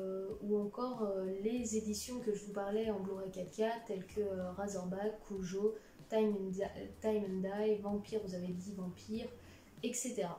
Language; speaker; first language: French; native; French